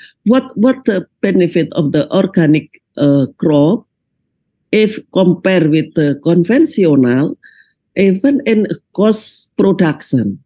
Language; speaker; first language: English; non-native, learner; Indonesian